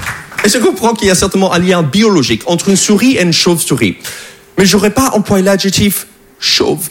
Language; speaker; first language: French; non-native, fluent; English